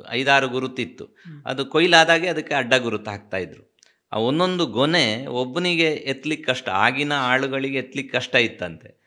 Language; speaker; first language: Kannada; non-native, local second language; Tulu